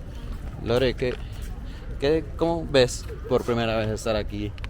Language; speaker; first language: Spanish; early bilingual, heritage; Spanish